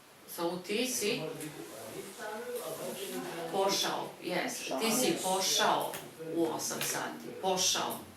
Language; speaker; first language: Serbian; non-native, fluent; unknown